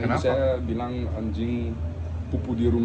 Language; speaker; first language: Indonesian; early bilingual, heritage; Dutch